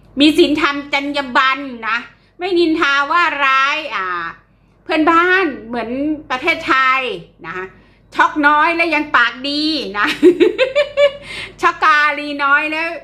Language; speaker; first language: Thai; native; Thai